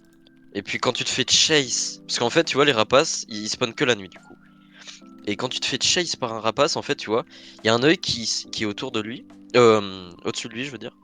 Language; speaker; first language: French; native; French